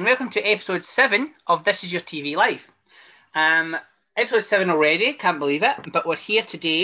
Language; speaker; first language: English; native; English